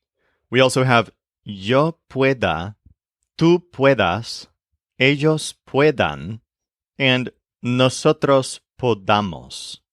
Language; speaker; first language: Spanish; non-native, fluent; English